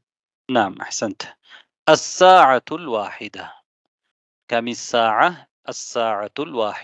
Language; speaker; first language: Arabic; non-native, fluent; Tamil